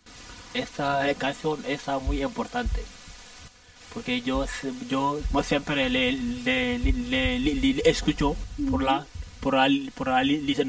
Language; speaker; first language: Spanish; non-native, learner; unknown